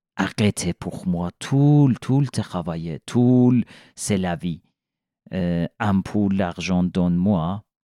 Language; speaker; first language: French; non-native, learner; Persian